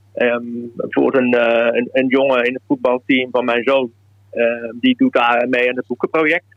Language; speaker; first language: Dutch; native; Dutch